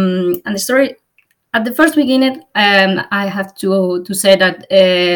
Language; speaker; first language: English; non-native, fluent; Spanish